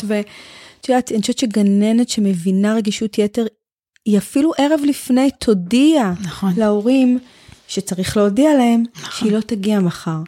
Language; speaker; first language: Hebrew; native; Hebrew